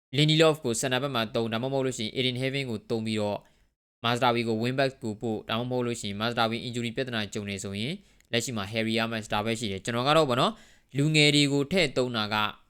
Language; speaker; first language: Burmese; native; Burmese